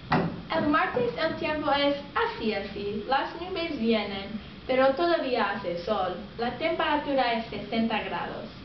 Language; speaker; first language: Spanish; non-native, learner; English